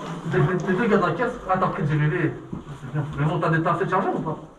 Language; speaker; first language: French; native; French